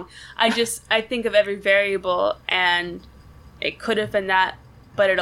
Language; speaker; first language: English; native; English